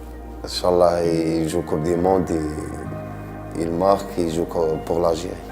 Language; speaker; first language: French; non-native, local second language; Arabic